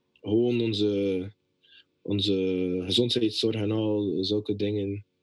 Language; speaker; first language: Dutch; native; Dutch